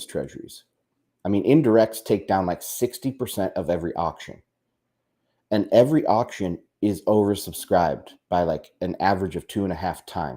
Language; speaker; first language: English; native; English